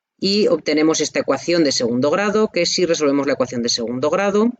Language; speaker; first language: Spanish; native; Spanish